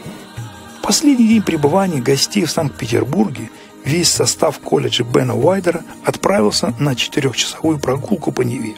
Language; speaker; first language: Russian; native; Russian